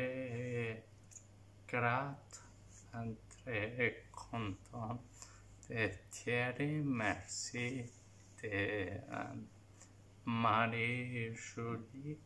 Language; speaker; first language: French; non-native, learner; Italian